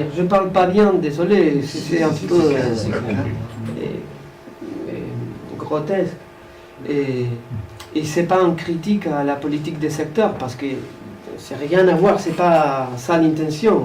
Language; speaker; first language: French; non-native, fluent; Spanish